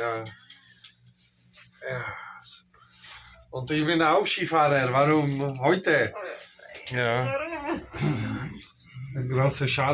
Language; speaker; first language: German; non-native, learner; Slovak